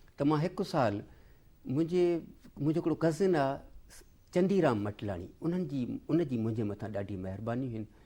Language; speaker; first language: Sindhi; native; Sindhi